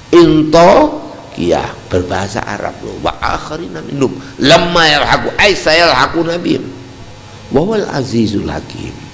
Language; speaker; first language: Indonesian; non-native, local second language; Javanese